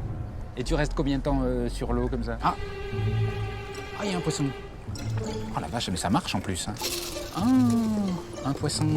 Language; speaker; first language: French; native; French